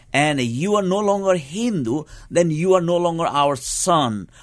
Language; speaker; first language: English; non-native, local second language; Nepali